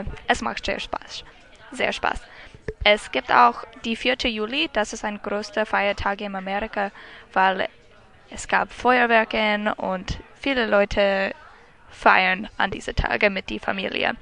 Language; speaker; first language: German; non-native, learner; English